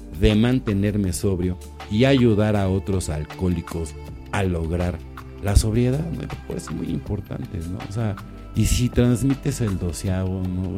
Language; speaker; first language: Spanish; native; Spanish